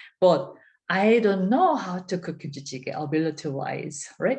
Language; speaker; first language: English; non-native, fluent; Korean